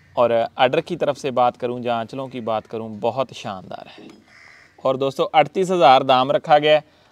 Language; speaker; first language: Hindi; non-native, local second language; Punjabi